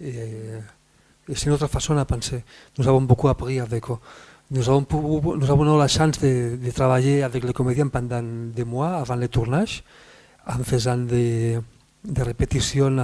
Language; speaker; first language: French; non-native, fluent; Spanish